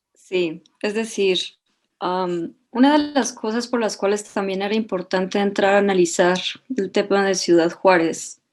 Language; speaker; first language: Spanish; native; Spanish